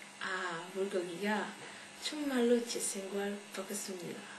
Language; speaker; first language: Korean; non-native, learner; French